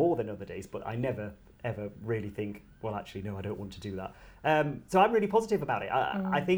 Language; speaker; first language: English; native; English